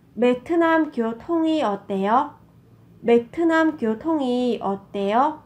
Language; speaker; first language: Korean; non-native, fluent; Vietnamese